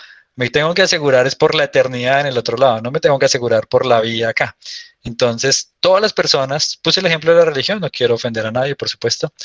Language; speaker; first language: Spanish; native; Spanish